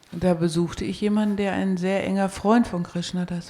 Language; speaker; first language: German; native; German